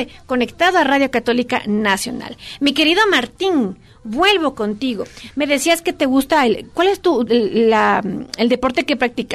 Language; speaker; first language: Spanish; native; Spanish